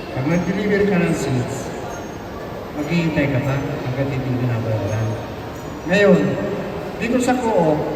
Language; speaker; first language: Filipino; non-native, local second language; Bikol